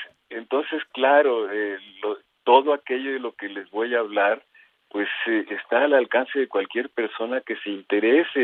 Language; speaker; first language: Spanish; native; Spanish